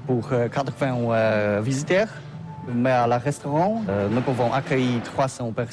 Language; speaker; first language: French; non-native, learner; Polish